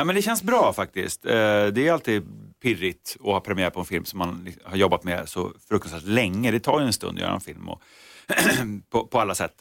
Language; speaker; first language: Swedish; native; Swedish